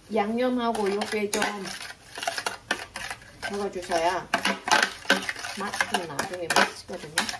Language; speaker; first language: Korean; non-native, fluent; Vietnamese